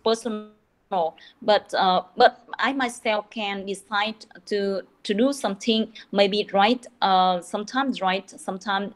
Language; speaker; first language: English; non-native, learner; Vietnamese